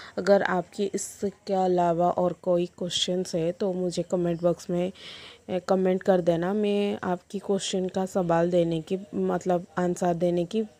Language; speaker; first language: Hindi; non-native, local second language; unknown